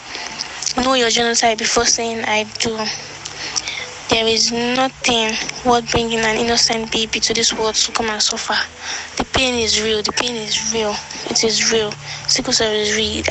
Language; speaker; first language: English; non-native, local second language; Yoruba